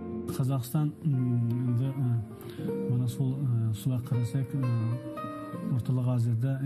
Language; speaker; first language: Kazakh; non-native, learner; Tajik